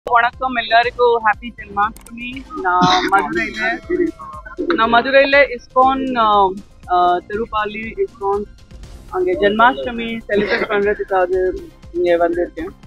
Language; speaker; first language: Tamil; non-native, fluent; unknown